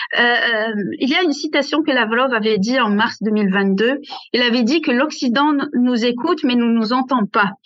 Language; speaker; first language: French; non-native, local second language; Arabic